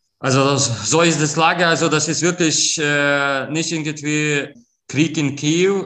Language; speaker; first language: German; non-native, fluent; Ukrainian